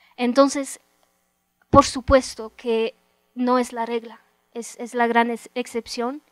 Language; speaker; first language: Spanish; non-native, fluent; Romanian